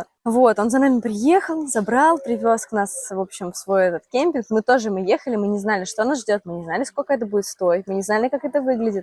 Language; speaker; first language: Russian; native; Russian